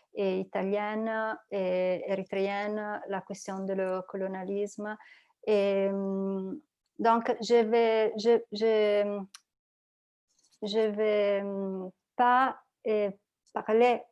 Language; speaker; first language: French; non-native, learner; Italian